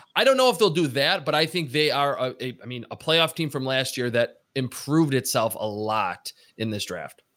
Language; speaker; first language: English; native; English